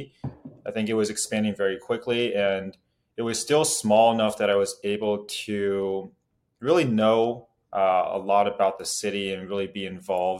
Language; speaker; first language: English; native; English